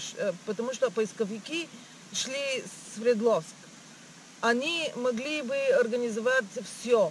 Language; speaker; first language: Russian; non-native, learner; Bulgarian